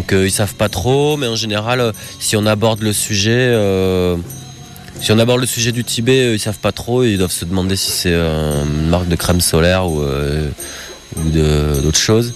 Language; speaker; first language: French; native; French